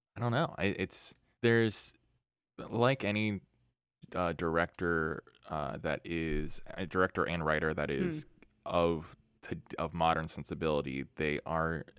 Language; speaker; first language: English; native; English